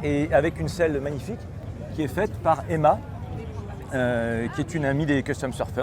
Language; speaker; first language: French; native; French